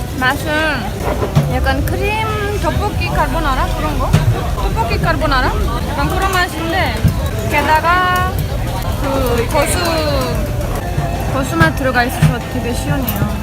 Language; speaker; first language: Korean; non-native, fluent; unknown